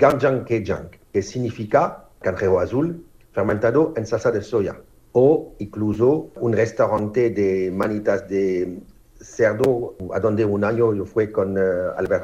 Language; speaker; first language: Spanish; non-native, learner; French